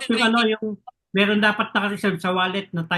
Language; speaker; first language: Filipino; native; Filipino